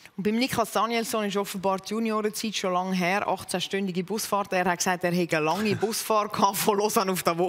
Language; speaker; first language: German; native; German